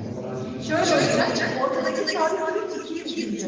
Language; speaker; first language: Turkish; native; Turkish